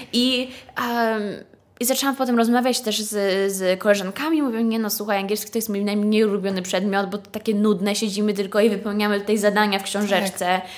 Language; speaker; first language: Polish; native; Polish